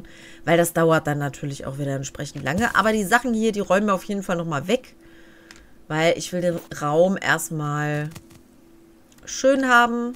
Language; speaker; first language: German; native; German